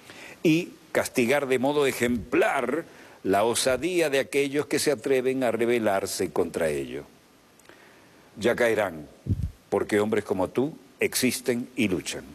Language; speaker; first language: Spanish; native; Spanish